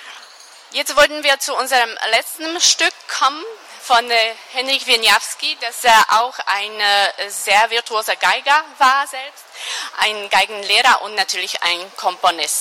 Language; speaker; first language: German; non-native, fluent; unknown